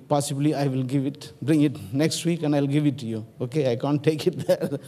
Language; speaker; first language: English; non-native, local second language; Tamil